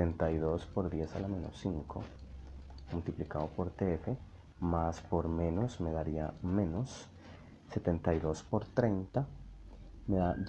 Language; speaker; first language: Spanish; native; Spanish